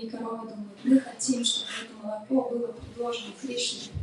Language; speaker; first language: Russian; native; Russian